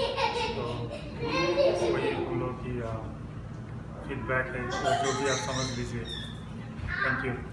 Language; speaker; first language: Hindi; native; Hindi